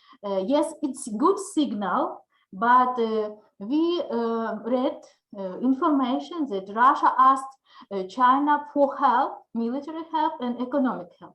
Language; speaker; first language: English; non-native, learner; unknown